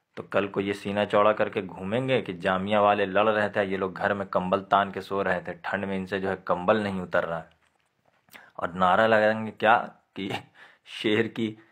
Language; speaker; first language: Urdu; native; Urdu